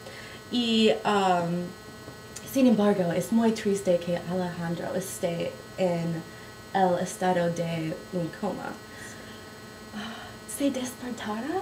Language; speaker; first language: Spanish; non-native, learner; English